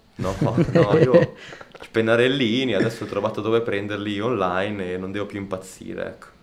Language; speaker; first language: Italian; native; Italian